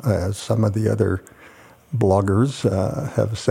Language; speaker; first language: English; native; English